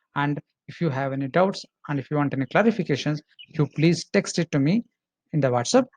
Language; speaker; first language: English; non-native, local second language; Kannada